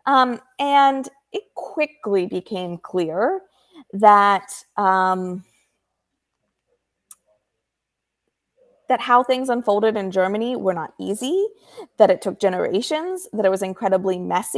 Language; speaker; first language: English; native; English